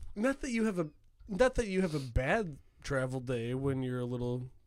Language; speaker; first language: English; native; English